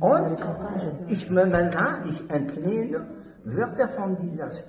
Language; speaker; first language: German; non-native, learner; French